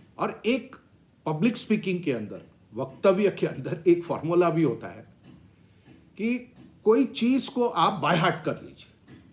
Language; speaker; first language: Hindi; non-native, local second language; Tamil